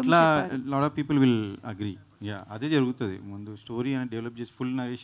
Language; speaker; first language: Telugu; native; Telugu